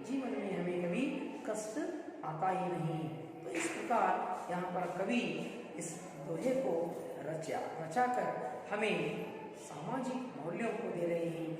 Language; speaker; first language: Hindi; non-native, local second language; Kannada